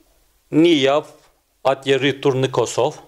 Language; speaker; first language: Albanian; non-native, learner; Turkish